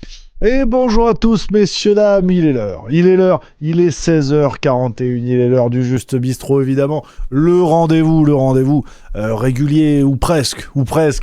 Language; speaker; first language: French; native; French